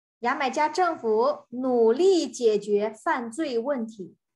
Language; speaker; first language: Chinese; non-native, fluent; English